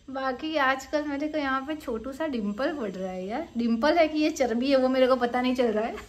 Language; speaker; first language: Hindi; non-native, local second language; Gujarati